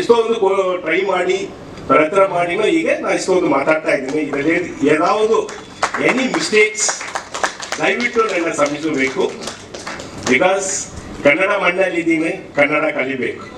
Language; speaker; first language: Kannada; non-native, learner; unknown